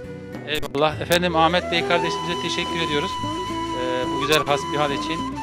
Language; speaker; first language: Turkish; native; Turkish